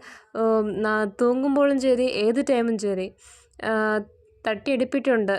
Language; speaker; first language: Malayalam; non-native, learner; Tamil